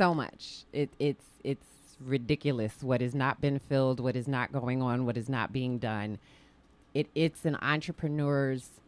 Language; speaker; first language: English; native; English